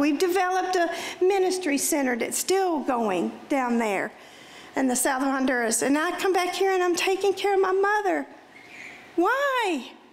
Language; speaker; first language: English; native; English